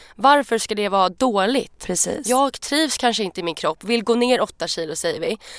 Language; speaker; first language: Swedish; native; Swedish